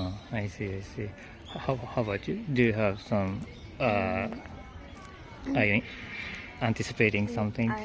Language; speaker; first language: English; non-native, fluent; Japanese